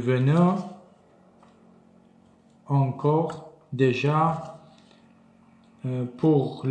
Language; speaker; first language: French; non-native, learner; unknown